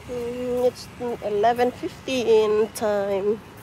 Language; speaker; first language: English; non-native, local second language; Filipino